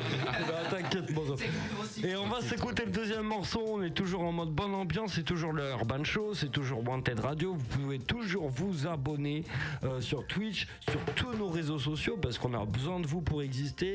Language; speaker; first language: French; native; French